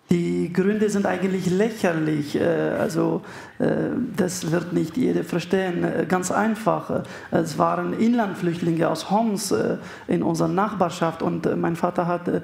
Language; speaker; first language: German; non-native, fluent; Arabic